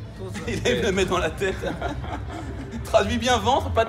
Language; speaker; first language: French; native; French